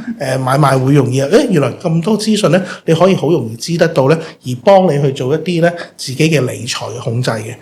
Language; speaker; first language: Cantonese; native; Cantonese